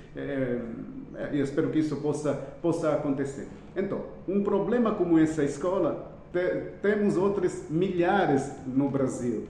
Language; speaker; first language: Portuguese; non-native, fluent; Italian